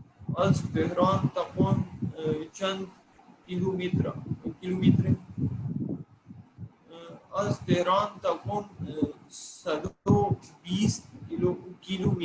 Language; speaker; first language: Persian; non-native, learner; Urdu